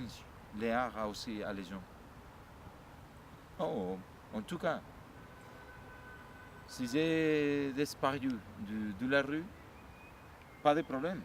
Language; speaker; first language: French; non-native, learner; Spanish